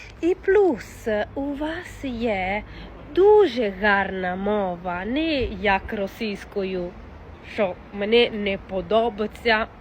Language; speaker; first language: Ukrainian; non-native, learner; Italian